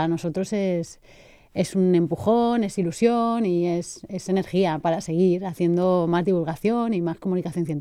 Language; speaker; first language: Spanish; native; Spanish